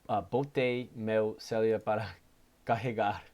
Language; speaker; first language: Portuguese; non-native, learner; English